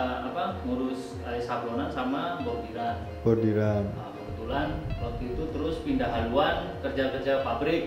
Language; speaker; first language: Indonesian; non-native, local second language; Javanese